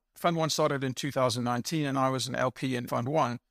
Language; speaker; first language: English; native; English